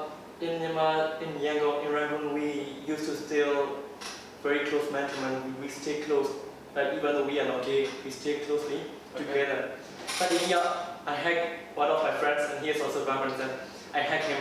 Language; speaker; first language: English; non-native, learner; Burmese